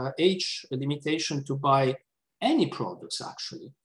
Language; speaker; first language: English; non-native, fluent; Italian